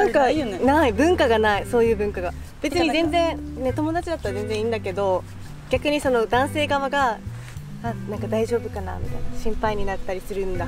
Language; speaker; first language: Japanese; native; Japanese